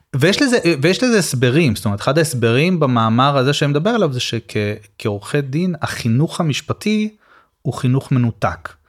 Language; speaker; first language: Hebrew; native; Hebrew